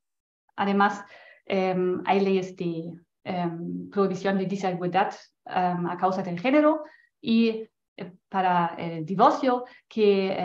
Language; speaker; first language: Spanish; non-native, fluent; German